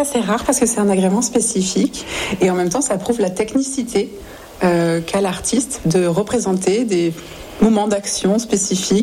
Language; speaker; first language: French; native; French